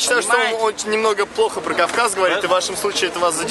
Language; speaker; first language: Russian; native; Russian